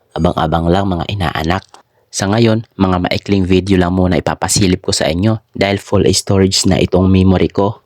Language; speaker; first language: Filipino; non-native, local second language; Waray